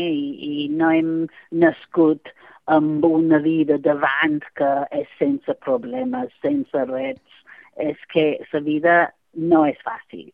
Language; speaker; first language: Catalan; non-native, fluent; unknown